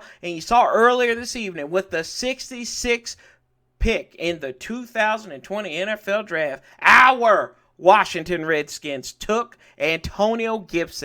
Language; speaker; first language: English; native; English